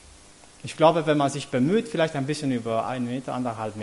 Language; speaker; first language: German; non-native, fluent; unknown